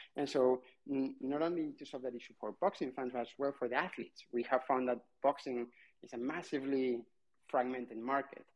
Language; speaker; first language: English; non-native, fluent; Spanish